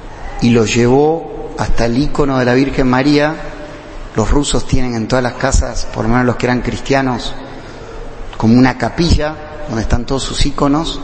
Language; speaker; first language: Spanish; native; Spanish